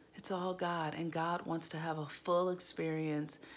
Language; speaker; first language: English; native; English